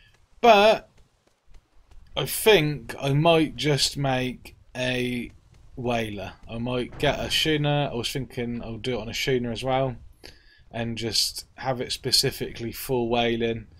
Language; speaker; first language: English; native; English